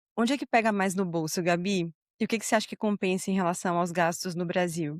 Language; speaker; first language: Portuguese; native; Portuguese